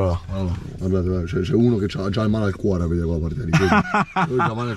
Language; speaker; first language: Italian; native; Italian